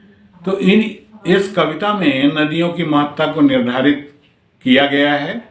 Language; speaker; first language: Hindi; native; Hindi